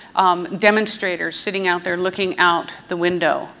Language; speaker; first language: English; native; English